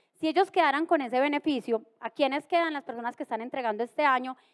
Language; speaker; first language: Spanish; native; Spanish